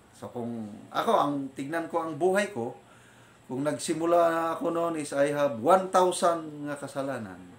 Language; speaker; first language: Filipino; non-native, local second language; Iloko